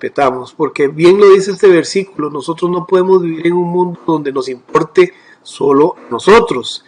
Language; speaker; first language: Spanish; native; Spanish